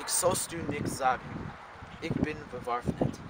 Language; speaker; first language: German; non-native, learner; English